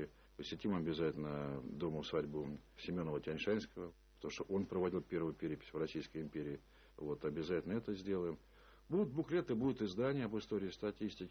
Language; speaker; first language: Russian; native; Russian